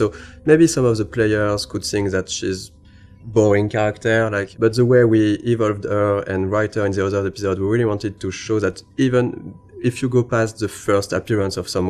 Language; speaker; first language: English; non-native, fluent; French